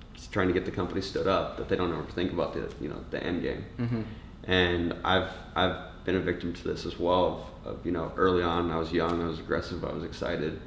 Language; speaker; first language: English; native; English